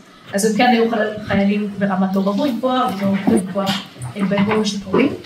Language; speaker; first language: Hebrew; native; Hebrew